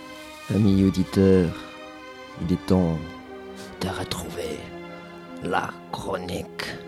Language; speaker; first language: French; native; French